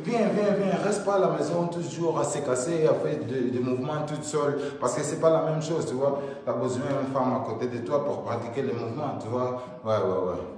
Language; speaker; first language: French; non-native, learner; Portuguese